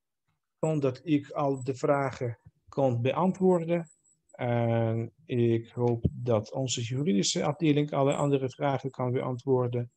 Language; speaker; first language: Dutch; non-native, fluent; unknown